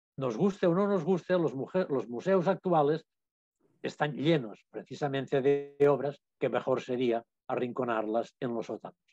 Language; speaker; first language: Spanish; non-native, local second language; Catalan